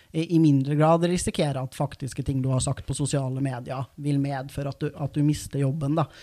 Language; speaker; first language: Norwegian; native; Norwegian